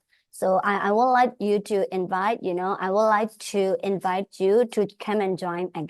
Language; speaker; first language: English; non-native, fluent; Burmese